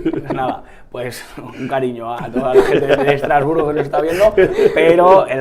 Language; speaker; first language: Spanish; native; Spanish